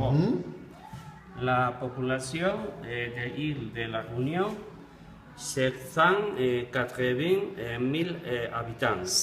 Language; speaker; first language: French; non-native, learner; Spanish